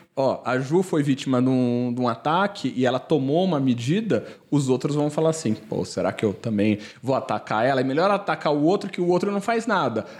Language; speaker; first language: Portuguese; native; Portuguese